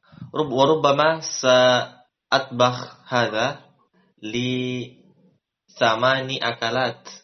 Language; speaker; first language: Arabic; non-native, learner; Indonesian